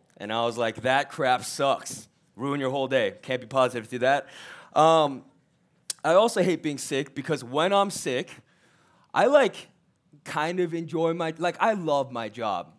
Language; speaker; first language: English; early bilingual, other home language; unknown